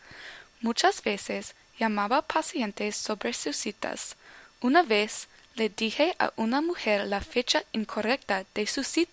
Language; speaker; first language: Spanish; non-native, learner; English